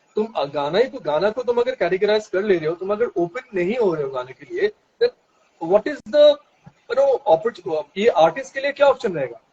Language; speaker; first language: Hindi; non-native, local second language; Bangla